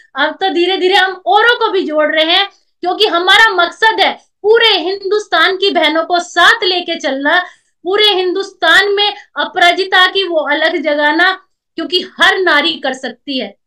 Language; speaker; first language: Hindi; native; Hindi